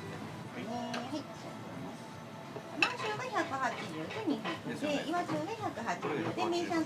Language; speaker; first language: Japanese; native; Japanese